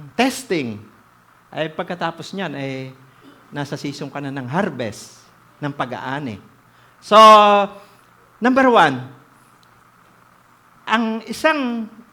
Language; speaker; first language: Filipino; native; Filipino